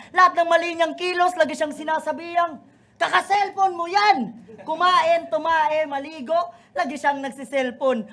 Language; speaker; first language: Filipino; non-native, local second language; Waray